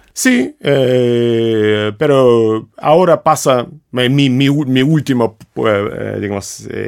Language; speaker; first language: Spanish; non-native, fluent; Russian